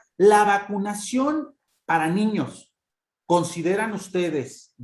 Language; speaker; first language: Spanish; native; Spanish